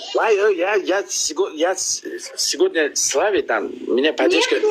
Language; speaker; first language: Russian; non-native, local second language; Uzbek